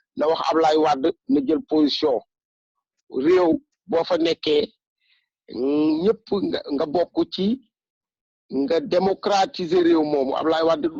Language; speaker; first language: Wolof; non-native, local second language; Bambara